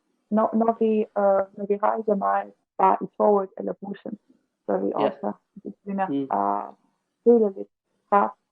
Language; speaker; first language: Danish; non-native, learner; Russian